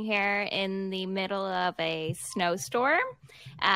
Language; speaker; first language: English; native; English